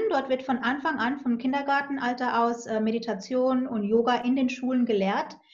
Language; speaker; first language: German; non-native, fluent; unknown